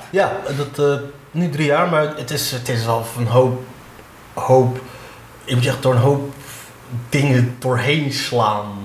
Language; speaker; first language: Dutch; early bilingual, other home language; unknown